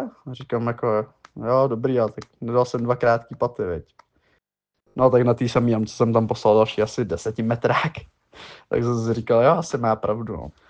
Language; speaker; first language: Czech; native; Czech